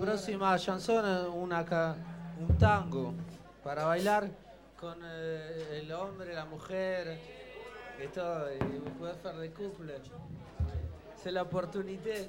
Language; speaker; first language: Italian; non-native, learner; Spanish